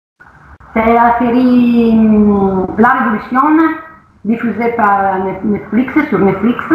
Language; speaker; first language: French; non-native, learner; Italian